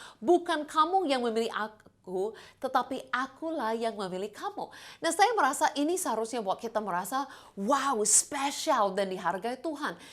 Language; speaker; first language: Indonesian; non-native, fluent; English